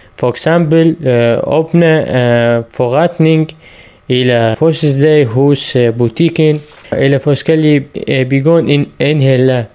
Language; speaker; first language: Danish; non-native, learner; Arabic